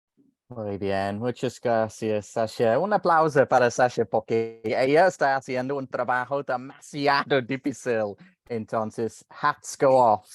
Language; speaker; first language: Spanish; non-native, fluent; English